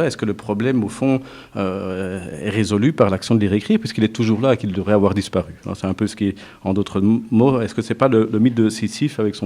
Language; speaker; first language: French; native; French